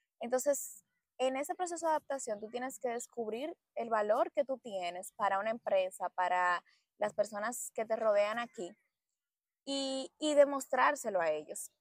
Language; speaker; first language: Spanish; native; Spanish